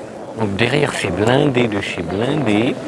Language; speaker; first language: French; native; French